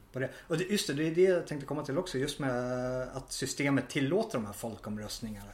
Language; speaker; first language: Swedish; native; Swedish